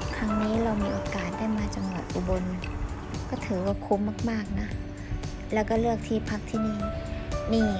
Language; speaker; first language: Thai; native; Thai